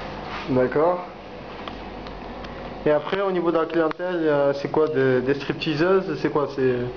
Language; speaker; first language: French; early bilingual, other home language; Arabic